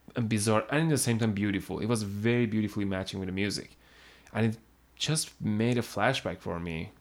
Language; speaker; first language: English; non-native, fluent; Persian